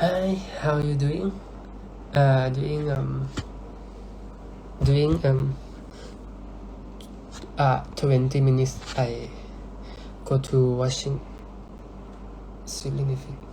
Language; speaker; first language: English; non-native, learner; Thai